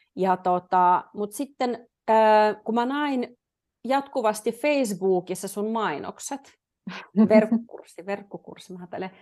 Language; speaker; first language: Finnish; non-native, fluent; Russian